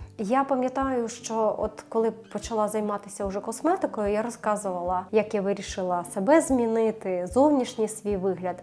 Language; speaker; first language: Ukrainian; non-native, local second language; Russian